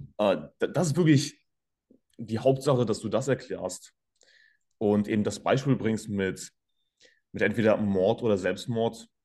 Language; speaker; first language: German; native; German